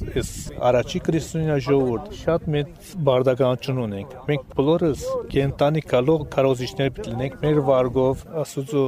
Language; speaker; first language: Armenian; early bilingual, heritage; Armenian